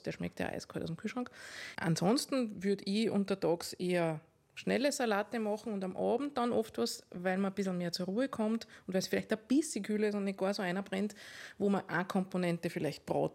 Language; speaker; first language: German; native; German